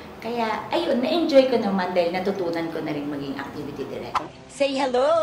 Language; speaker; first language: Filipino; native; Filipino